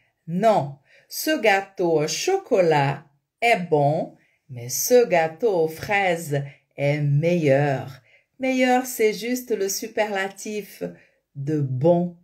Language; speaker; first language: French; non-native, fluent; Portuguese